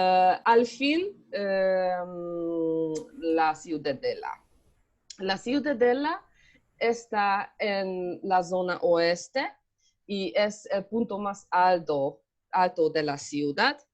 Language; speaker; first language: Spanish; non-native, learner; Hungarian